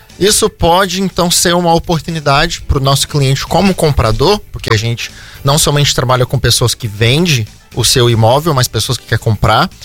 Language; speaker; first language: Portuguese; early bilingual, heritage; Portuguese